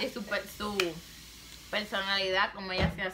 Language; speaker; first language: Spanish; native; Spanish